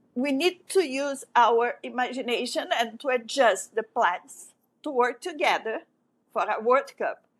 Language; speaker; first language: English; non-native, fluent; French